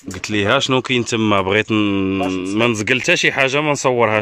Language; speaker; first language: Arabic; native; Arabic